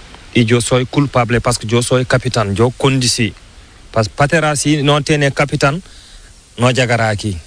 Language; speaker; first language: Spanish; non-native, learner; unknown